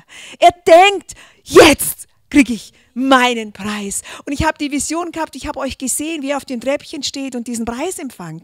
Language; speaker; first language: German; native; German